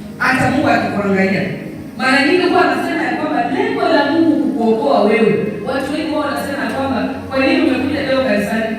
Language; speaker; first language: Swahili; non-native, local second language; Luyia